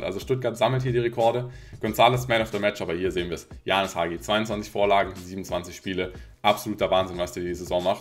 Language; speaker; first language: German; native; German